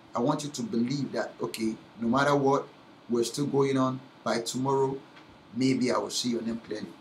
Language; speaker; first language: English; non-native, local second language; Yoruba